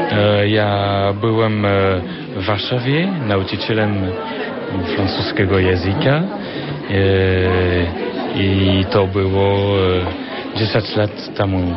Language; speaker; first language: Polish; non-native, learner; French